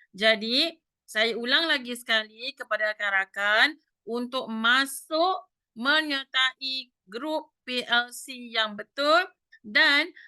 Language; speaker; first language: Malay; native; Malay